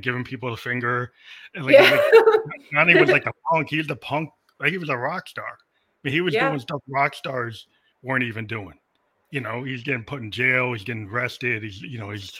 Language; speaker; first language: English; native; English